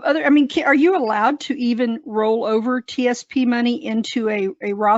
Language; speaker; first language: English; native; English